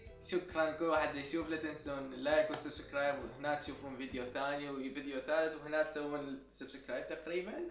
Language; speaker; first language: Arabic; native; Arabic